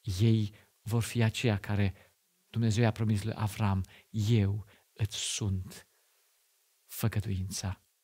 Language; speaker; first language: Romanian; non-native, fluent; German